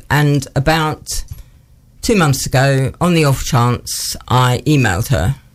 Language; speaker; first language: English; native; English